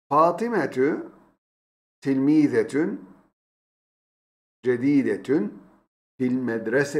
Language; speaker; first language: Arabic; non-native, fluent; Turkish